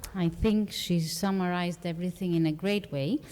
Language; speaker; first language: English; non-native, fluent; Greek